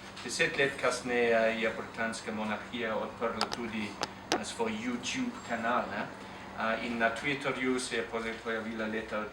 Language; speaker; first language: Slovenian; non-native, fluent; English